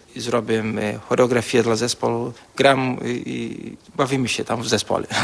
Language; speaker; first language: Polish; early bilingual, heritage; Polish